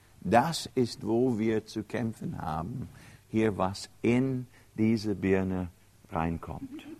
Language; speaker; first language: German; non-native, fluent; English